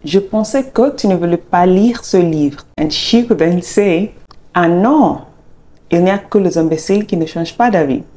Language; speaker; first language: French; non-native, fluent; English